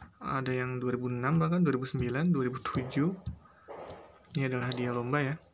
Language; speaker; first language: Indonesian; native; Indonesian